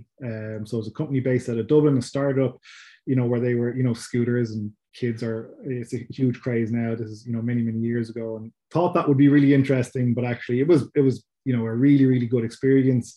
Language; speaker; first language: English; native; English